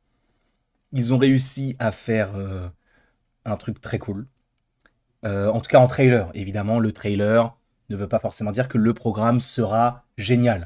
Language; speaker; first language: French; native; French